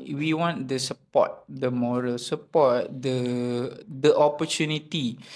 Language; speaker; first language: English; non-native, local second language; Malay